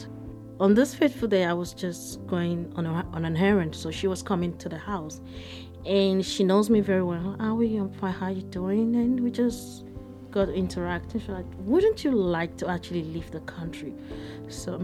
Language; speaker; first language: English; non-native, local second language; Yoruba